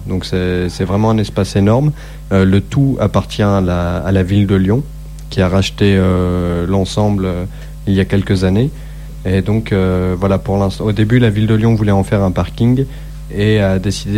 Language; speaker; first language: French; native; French